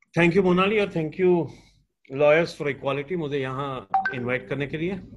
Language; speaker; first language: Hindi; non-native, local second language; Gujarati